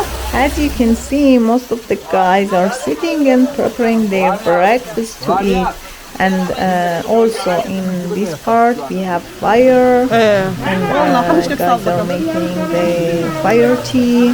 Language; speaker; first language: English; non-native, learner; Kurdish